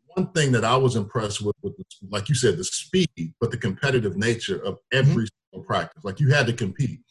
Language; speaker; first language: English; native; English